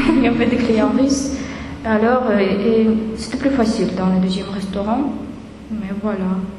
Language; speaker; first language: French; non-native, fluent; Russian